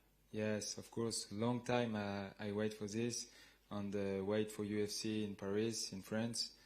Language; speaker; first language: English; non-native, learner; French